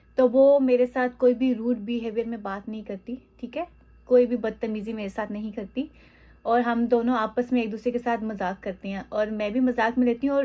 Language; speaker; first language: Urdu; native; Urdu